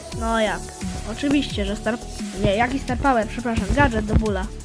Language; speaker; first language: Polish; native; Polish